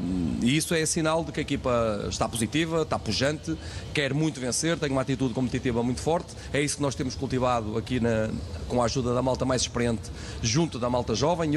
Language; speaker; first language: Portuguese; native; Portuguese